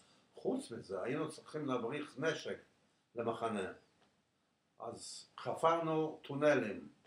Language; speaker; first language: Hebrew; non-native, fluent; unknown